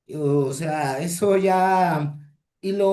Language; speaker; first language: Spanish; native; Spanish